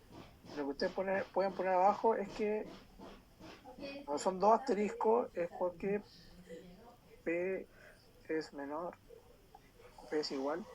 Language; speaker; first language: Spanish; native; Spanish